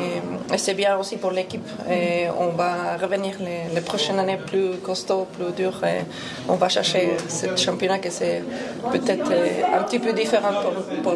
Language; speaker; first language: French; non-native, fluent; Spanish